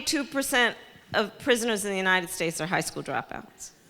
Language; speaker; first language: English; native; English